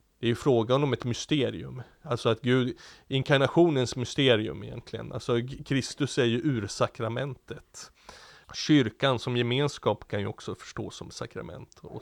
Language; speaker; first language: Swedish; native; Swedish